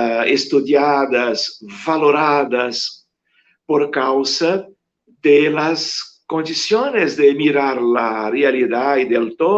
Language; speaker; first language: Spanish; non-native, fluent; Portuguese